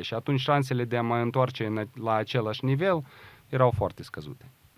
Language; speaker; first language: Romanian; non-native, local second language; Russian